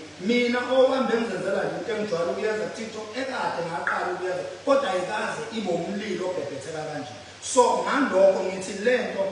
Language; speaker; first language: Zulu; native; Zulu